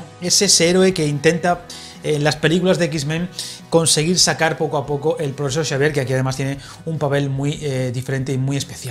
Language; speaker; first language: Spanish; native; Spanish